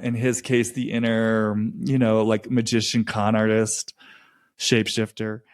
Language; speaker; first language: English; native; English